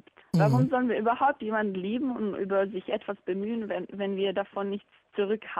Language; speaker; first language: German; non-native, learner; Bosnian